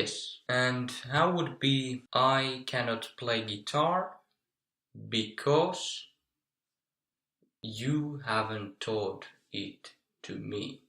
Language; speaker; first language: English; non-native, fluent; Finnish